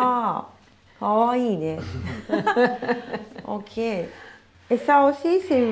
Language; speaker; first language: French; non-native, learner; Japanese